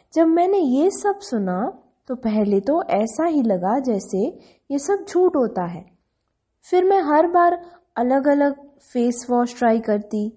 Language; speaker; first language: Hindi; non-native, local second language; Gujarati